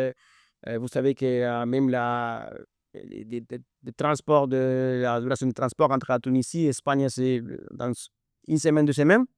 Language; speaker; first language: French; non-native, fluent; Spanish